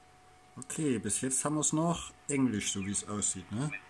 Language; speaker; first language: German; native; German